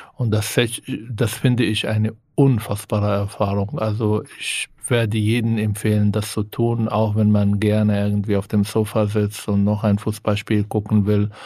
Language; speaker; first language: German; non-native, fluent; Arabic